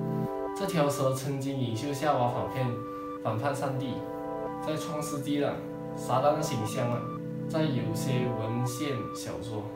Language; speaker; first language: Chinese; native; Chinese